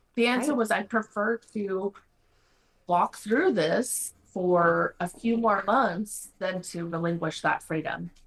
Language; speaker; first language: English; non-native, fluent; Spanish